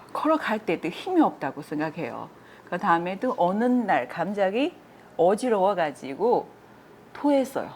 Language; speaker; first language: Korean; non-native, fluent; Chinese